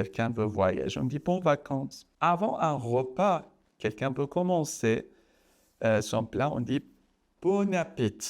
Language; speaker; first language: French; non-native, fluent; Persian